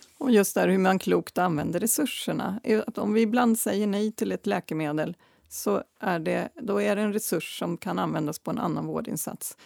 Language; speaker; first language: Swedish; native; Swedish